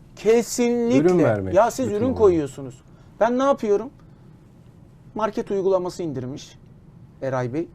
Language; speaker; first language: Turkish; native; Turkish